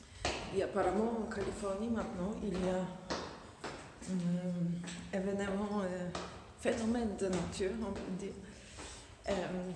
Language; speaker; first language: French; non-native, fluent; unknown